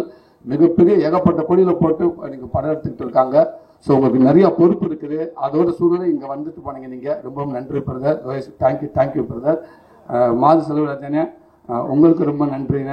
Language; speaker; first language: Tamil; native; Tamil